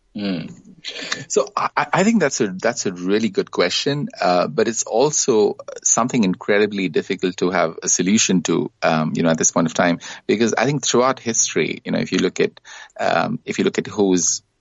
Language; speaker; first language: English; non-native, local second language; Bangla